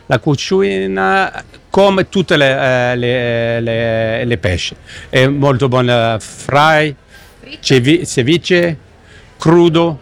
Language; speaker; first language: Italian; non-native, learner; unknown